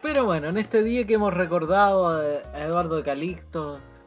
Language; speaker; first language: Spanish; native; Spanish